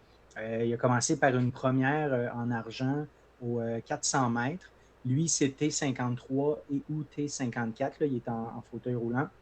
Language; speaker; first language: French; native; French